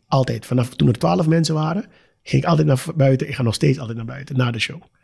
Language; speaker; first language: Dutch; native; Dutch